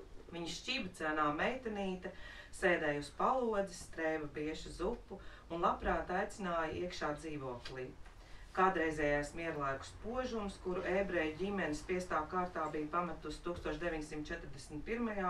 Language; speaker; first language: Latvian; native; Latvian